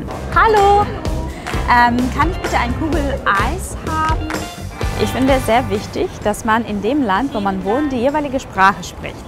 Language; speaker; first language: German; non-native, fluent; Russian